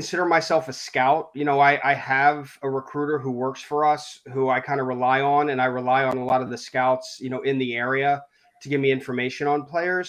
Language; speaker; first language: English; native; English